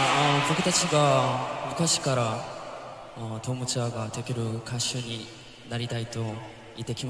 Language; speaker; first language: Japanese; non-native, learner; Korean